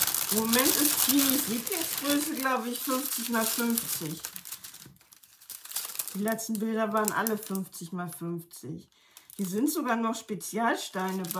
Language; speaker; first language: German; native; German